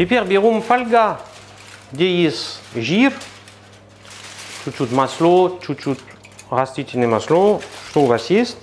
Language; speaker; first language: Russian; non-native, learner; French